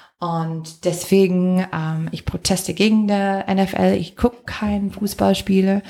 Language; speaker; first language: German; non-native, fluent; English